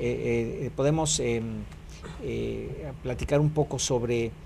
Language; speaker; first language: Spanish; native; Spanish